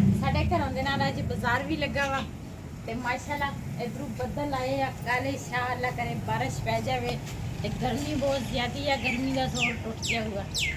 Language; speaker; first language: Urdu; non-native, local second language; Punjabi